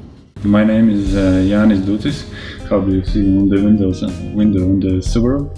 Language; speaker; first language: English; non-native, learner; Latvian